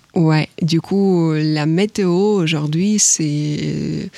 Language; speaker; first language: French; non-native, fluent; Ukrainian